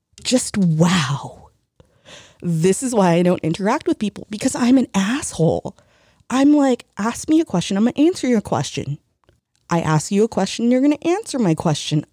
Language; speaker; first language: English; early bilingual, other home language; Spanish